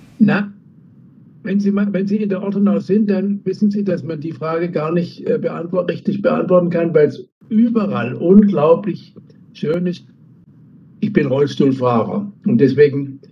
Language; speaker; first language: German; native; German